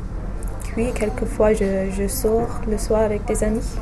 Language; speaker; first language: French; non-native, fluent; English